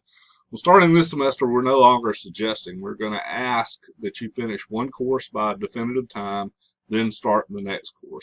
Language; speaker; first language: English; native; English